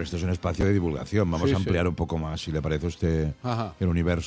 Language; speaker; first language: Spanish; native; Spanish